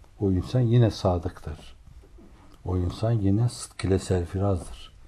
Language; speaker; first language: Turkish; native; Turkish